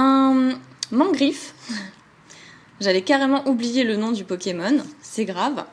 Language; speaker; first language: French; native; French